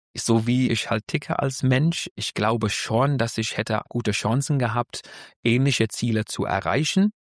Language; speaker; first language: German; non-native, fluent; English